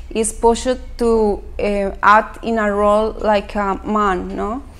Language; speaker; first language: English; non-native, fluent; Spanish